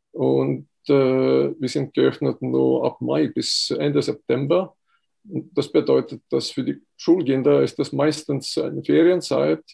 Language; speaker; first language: German; non-native, fluent; Estonian